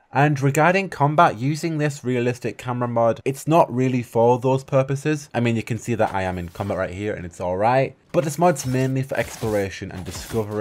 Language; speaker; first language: English; native; English